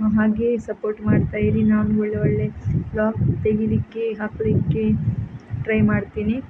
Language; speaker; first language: Kannada; non-native, local second language; Urdu